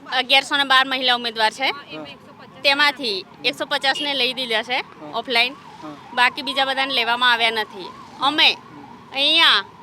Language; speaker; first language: Gujarati; native; Gujarati